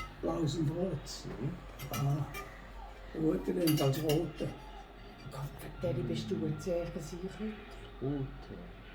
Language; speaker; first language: German; non-native, learner; Thai